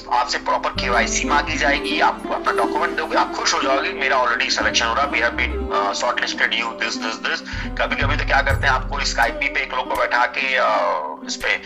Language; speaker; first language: Hindi; native; Hindi